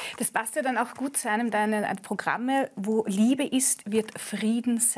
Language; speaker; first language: German; native; German